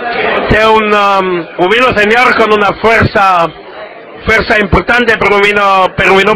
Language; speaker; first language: Spanish; non-native, learner; French